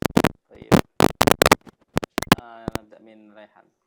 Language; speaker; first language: Arabic; non-native, fluent; Indonesian